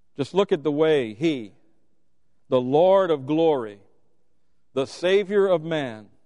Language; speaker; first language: English; native; English